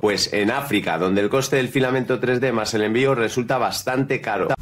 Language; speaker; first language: Spanish; native; Spanish